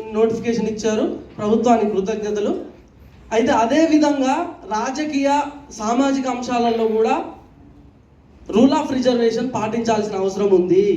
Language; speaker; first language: Telugu; native; Telugu